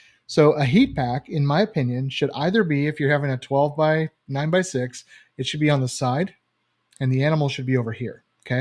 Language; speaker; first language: English; native; English